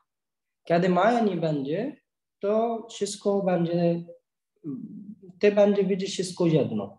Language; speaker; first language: Polish; non-native, learner; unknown